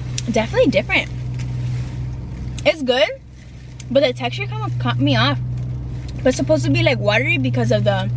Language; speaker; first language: English; early bilingual, other home language; Spanish